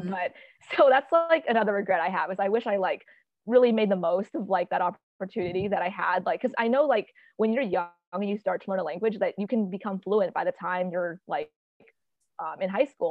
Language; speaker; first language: English; native; English